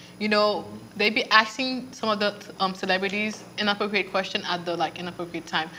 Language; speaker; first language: English; native; English